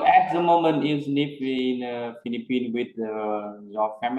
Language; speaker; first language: English; non-native, learner; Vietnamese